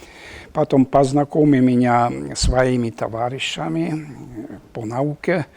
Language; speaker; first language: Russian; non-native, fluent; Hungarian